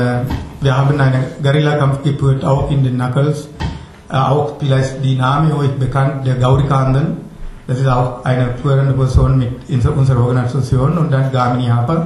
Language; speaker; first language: German; non-native, learner; Sinhala